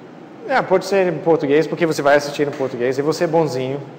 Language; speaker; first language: Portuguese; non-native, fluent; English